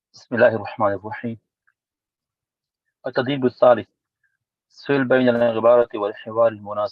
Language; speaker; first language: Arabic; non-native, learner; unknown